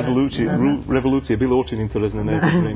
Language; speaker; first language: Russian; non-native, learner; English